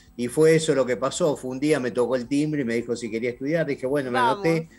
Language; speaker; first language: Spanish; native; Spanish